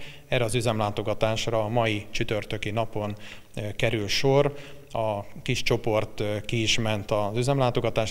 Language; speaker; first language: Hungarian; native; Hungarian